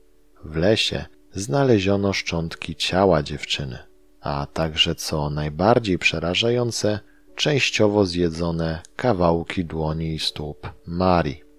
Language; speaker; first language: Polish; native; Polish